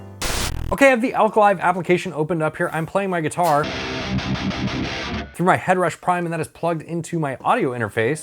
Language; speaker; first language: English; native; English